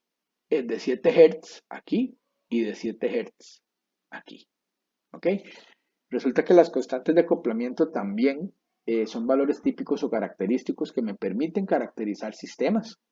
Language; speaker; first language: Spanish; native; Spanish